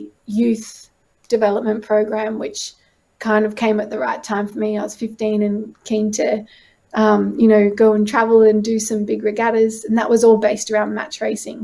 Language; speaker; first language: English; native; English